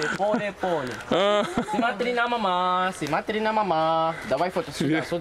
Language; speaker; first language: Russian; non-native, learner; Swahili